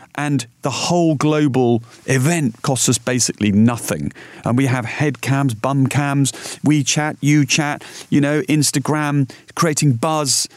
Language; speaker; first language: English; native; English